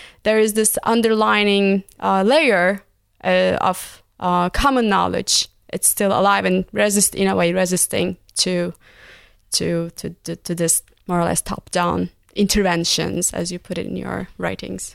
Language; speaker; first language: English; non-native, fluent; Turkish